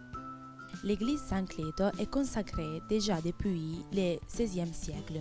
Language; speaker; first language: French; non-native, learner; Italian